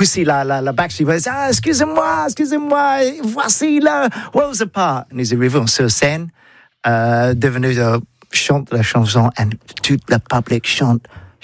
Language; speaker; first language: French; non-native, learner; English